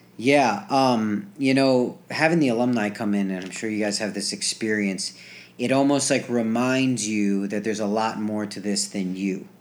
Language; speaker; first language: English; native; English